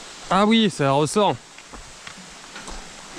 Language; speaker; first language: French; native; French